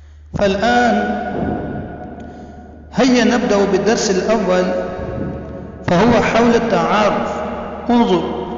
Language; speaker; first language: Arabic; non-native, fluent; Urdu